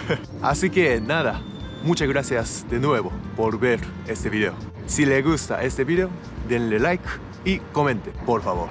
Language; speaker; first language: Spanish; non-native, learner; Japanese